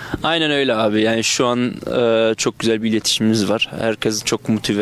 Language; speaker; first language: Turkish; early bilingual, other home language; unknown